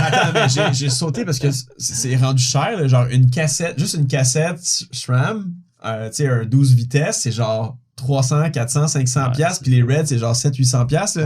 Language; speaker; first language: French; native; French